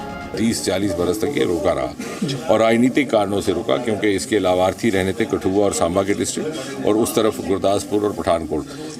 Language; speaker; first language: Hindi; native; Hindi